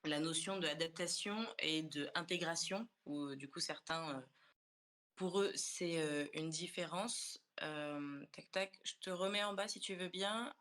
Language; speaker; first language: French; non-native, local second language; Comorian